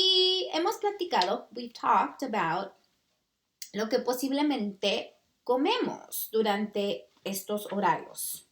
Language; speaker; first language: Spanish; early bilingual, heritage; Spanish